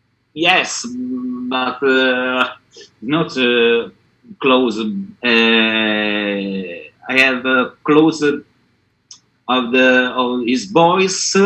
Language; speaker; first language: English; non-native, learner; Italian